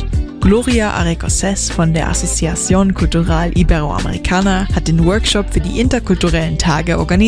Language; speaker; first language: German; native; German